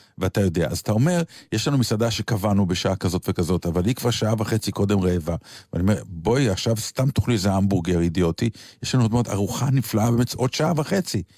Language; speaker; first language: Hebrew; native; Hebrew